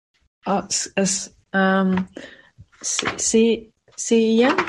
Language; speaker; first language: Danish; non-native, learner; Swedish